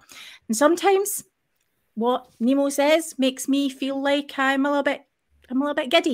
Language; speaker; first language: English; native; English